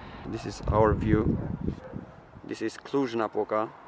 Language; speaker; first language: English; non-native, learner; Romanian